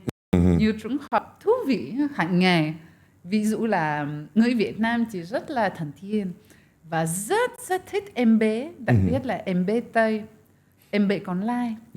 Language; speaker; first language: Vietnamese; non-native, fluent; French